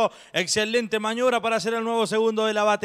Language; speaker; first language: Spanish; native; Spanish